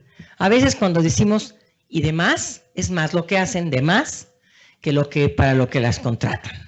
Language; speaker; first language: Spanish; native; Spanish